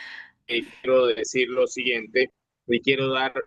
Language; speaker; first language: Spanish; native; Spanish